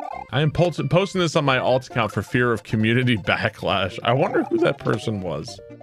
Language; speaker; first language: English; native; English